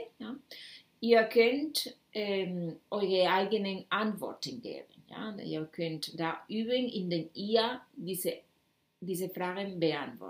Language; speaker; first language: German; non-native, fluent; Spanish